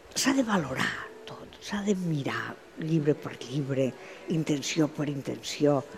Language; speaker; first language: Catalan; non-native, local second language; Spanish